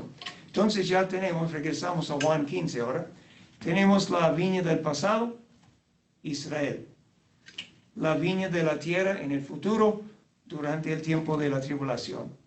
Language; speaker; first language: Spanish; non-native, fluent; English